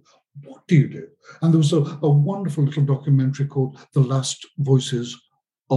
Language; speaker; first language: English; native; English